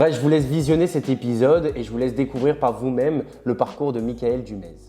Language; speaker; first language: French; native; French